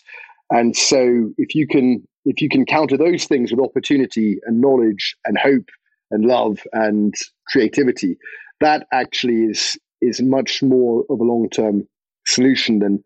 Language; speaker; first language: English; native; English